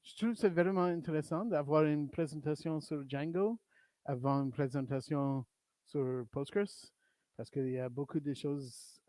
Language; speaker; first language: French; non-native, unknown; English